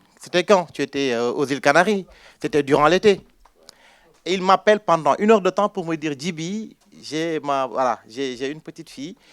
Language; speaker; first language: French; non-native, local second language; Wolof